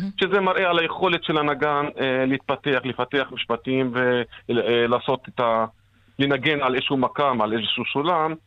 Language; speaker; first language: Hebrew; non-native, local second language; Arabic